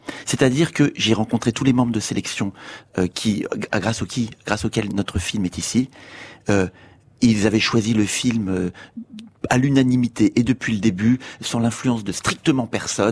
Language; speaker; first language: French; native; French